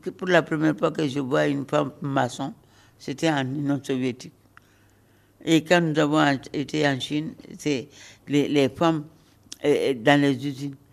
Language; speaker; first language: French; non-native, local second language; Bambara